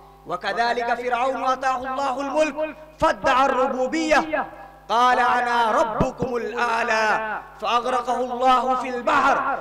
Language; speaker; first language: Arabic; non-native, learner; Urdu